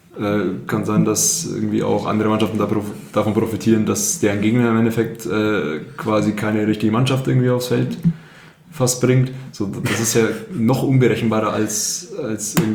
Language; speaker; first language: German; native; German